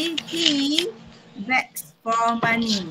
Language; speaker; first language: English; non-native, learner; Malay